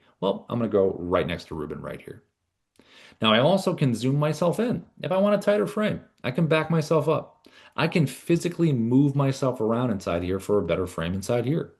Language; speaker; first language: English; native; English